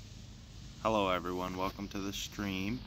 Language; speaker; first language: English; native; English